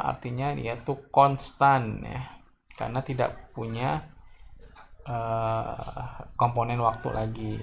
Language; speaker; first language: Indonesian; native; Indonesian